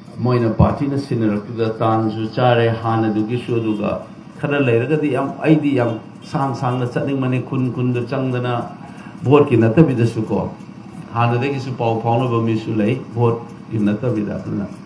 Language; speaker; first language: Manipuri; native; Manipuri